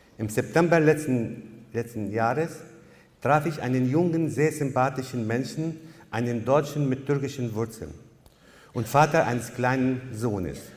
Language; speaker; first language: German; non-native, fluent; Arabic